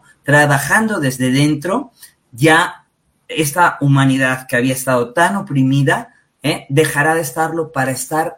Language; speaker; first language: Spanish; native; Spanish